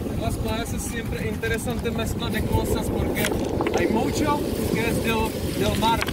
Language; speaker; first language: Spanish; non-native, learner; Czech